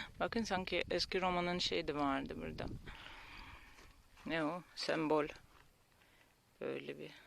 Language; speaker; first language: Turkish; non-native, learner; Russian